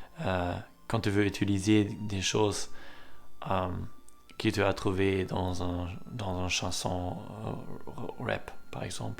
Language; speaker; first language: French; non-native, learner; German